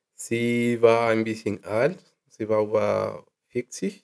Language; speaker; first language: German; non-native, learner; Spanish